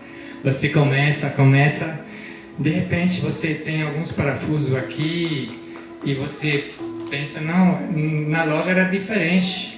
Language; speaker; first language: Portuguese; non-native, fluent; German